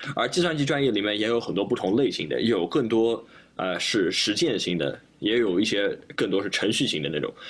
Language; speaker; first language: Chinese; early bilingual, heritage; Chinese